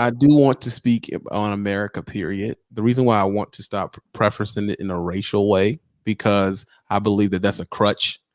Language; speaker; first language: English; native; English